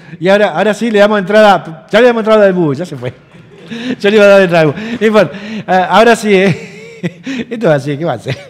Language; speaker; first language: Spanish; native; Spanish